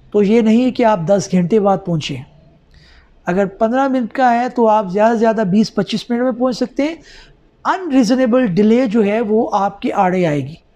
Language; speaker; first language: Urdu; non-native, local second language; Punjabi